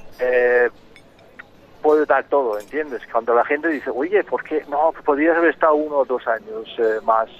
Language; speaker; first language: Spanish; non-native, fluent; Danish